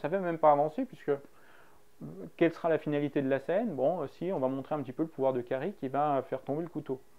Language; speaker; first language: French; native; French